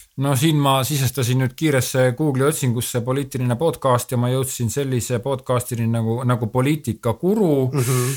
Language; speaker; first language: Estonian; native; Estonian